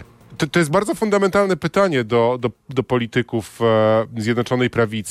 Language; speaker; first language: Polish; native; Polish